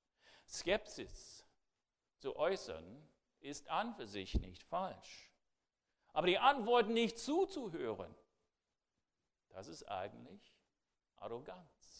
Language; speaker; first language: German; non-native, fluent; English